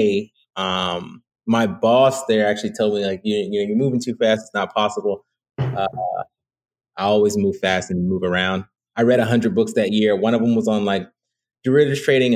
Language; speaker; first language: English; native; English